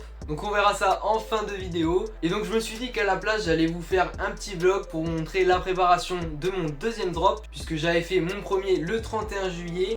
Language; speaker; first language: French; native; French